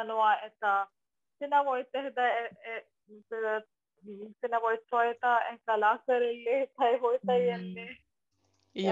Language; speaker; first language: Finnish; non-native, learner; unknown